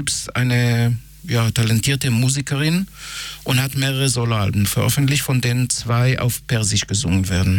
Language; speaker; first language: German; non-native, fluent; Hebrew